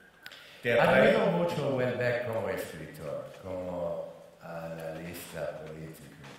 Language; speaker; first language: Spanish; non-native, fluent; English